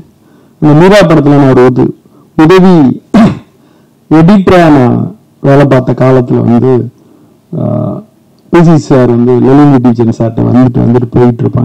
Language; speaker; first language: Tamil; native; Tamil